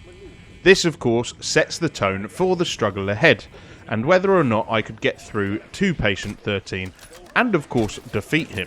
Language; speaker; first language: English; native; English